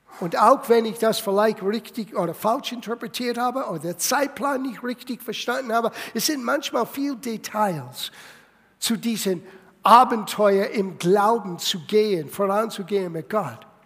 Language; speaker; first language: German; non-native, fluent; English